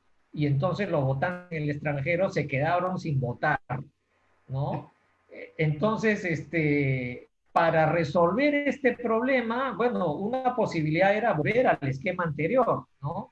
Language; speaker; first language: Spanish; native; Spanish